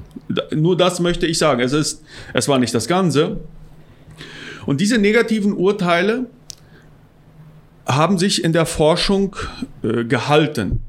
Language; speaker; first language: German; non-native, local second language; Plautdietsch